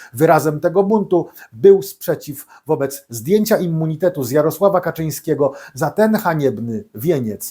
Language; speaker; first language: Polish; native; Polish